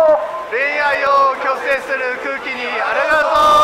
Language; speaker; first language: Japanese; native; Japanese